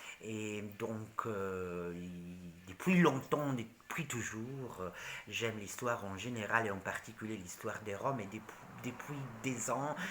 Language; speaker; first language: French; non-native, learner; Italian